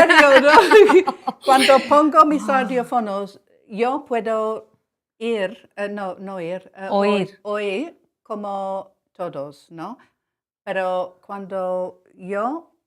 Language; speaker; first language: Spanish; non-native, learner; English